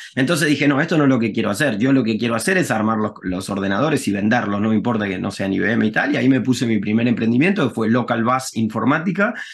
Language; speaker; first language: Spanish; native; Spanish